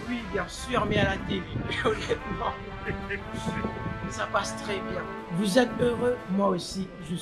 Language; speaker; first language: French; non-native, learner; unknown